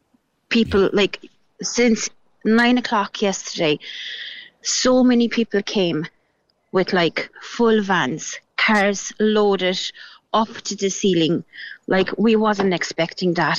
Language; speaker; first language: English; non-native, fluent; Polish